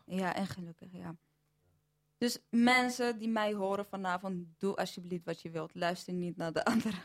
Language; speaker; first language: Dutch; early bilingual, other home language; Arabic